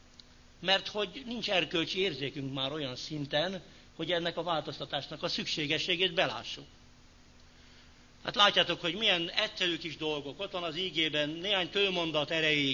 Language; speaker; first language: Hungarian; native; Hungarian